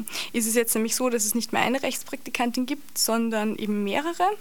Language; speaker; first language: German; native; German